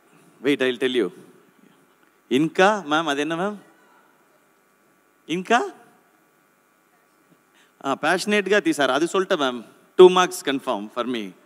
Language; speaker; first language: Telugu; non-native, learner; Tamil